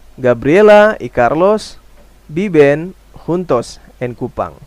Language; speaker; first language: Spanish; non-native, fluent; Indonesian